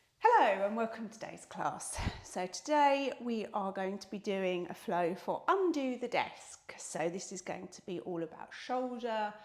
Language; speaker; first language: English; native; English